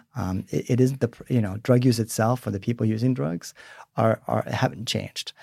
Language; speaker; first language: English; early bilingual, other home language; Swedish